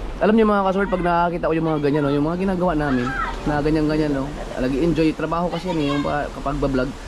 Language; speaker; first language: Filipino; non-native, local second language; Cebuano